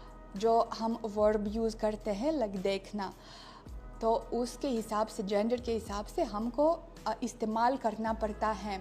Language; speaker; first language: Hindi; non-native, fluent; Russian